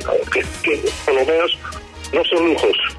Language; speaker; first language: Spanish; non-native, learner; Dutch